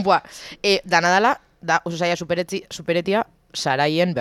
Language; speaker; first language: Basque; native; Basque